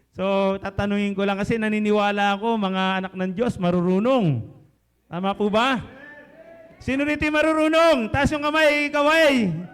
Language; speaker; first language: Filipino; non-native, local second language; Pampanga